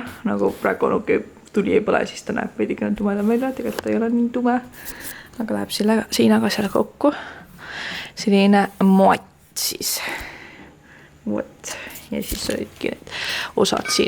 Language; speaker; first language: Estonian; native; Estonian